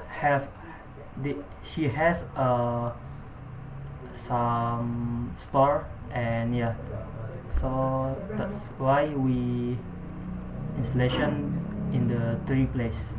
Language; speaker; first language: English; non-native, learner; Indonesian